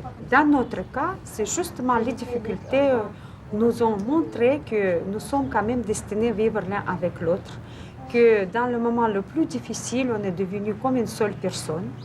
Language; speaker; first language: French; non-native, fluent; Russian